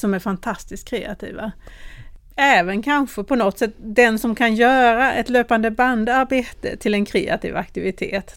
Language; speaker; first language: Swedish; native; Swedish